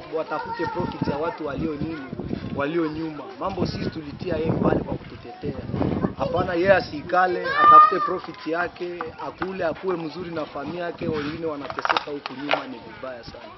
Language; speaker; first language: Swahili; native; Swahili